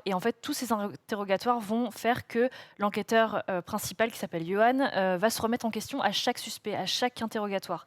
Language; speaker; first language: French; native; French